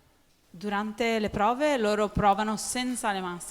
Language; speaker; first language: Italian; native; Italian